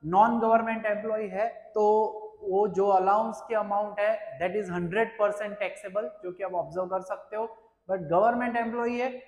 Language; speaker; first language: Hindi; non-native, local second language; Gujarati